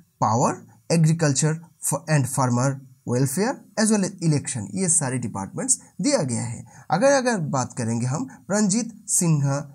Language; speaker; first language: Hindi; non-native, local second language; Bangla